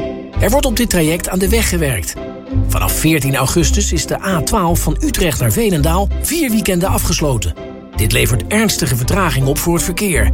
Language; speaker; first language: Dutch; native; Dutch